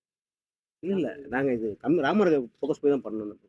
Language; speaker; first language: Tamil; native; Tamil